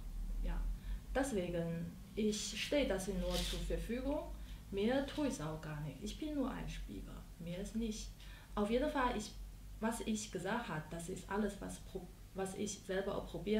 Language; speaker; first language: German; non-native, learner; Chinese